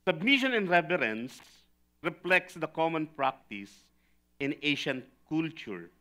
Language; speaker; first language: English; non-native, local second language; Filipino